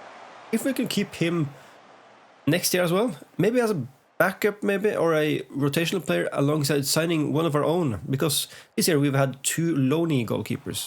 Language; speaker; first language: English; non-native, fluent; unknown